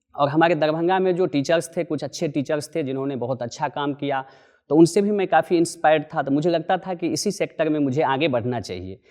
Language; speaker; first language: Hindi; non-native, local second language; Maithili